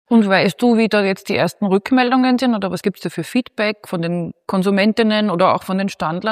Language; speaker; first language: German; native; German